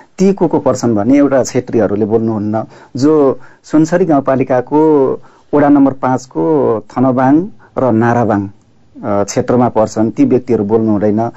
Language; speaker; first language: Nepali; non-native, local second language; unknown